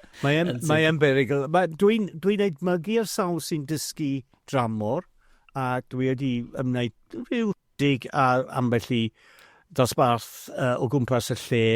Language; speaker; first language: Welsh; non-native, fluent; English